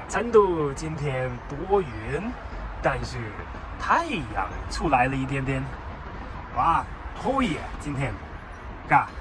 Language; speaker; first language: Chinese; non-native, fluent; German